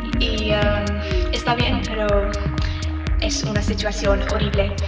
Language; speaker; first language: Spanish; non-native, learner; English